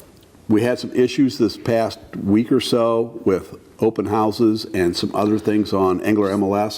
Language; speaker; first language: English; native; English